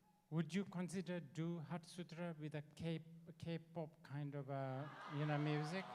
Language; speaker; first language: English; non-native, learner; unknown